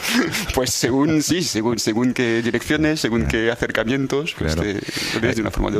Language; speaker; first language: Spanish; non-native, fluent; French